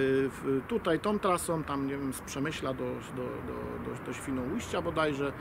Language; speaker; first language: Polish; native; Polish